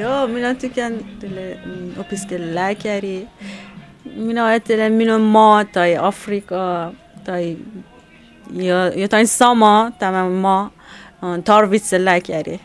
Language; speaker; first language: Finnish; non-native, learner; Persian